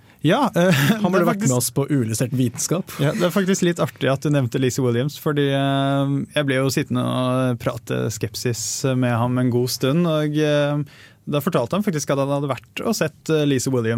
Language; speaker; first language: Norwegian; native; Norwegian